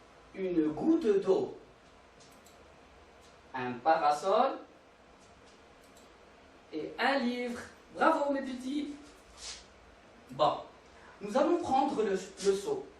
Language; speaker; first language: French; non-native, local second language; Arabic